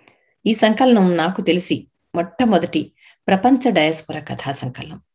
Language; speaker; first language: Telugu; native; Telugu